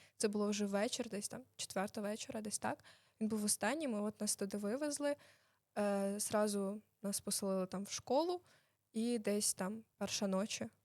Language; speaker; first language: Ukrainian; non-native, local second language; Russian